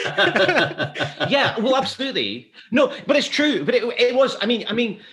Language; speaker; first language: English; native; English